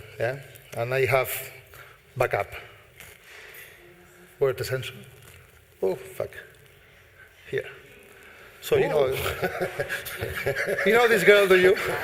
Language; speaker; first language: English; non-native, fluent; Spanish